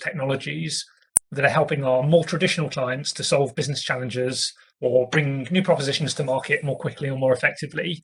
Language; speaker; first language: English; native; English